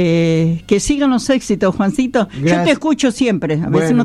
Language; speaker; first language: Spanish; native; Spanish